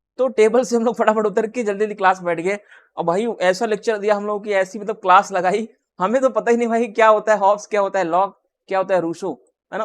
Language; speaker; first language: Hindi; native; Hindi